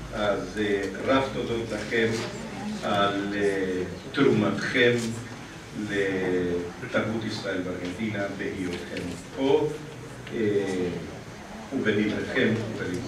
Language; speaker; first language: Hebrew; non-native, fluent; Spanish